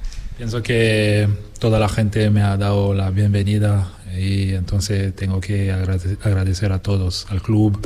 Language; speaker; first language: Spanish; non-native, fluent; French